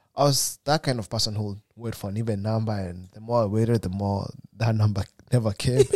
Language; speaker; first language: English; non-native, local second language; Kikuyu